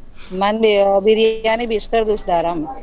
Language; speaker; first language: Persian; non-native, learner; Urdu